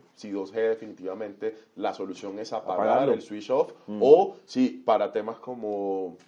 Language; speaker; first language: Spanish; native; Spanish